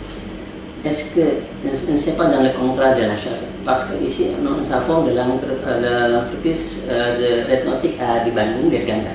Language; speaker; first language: French; non-native, learner; Indonesian